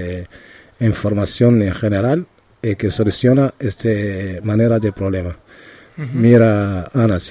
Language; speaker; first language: Spanish; non-native, learner; Arabic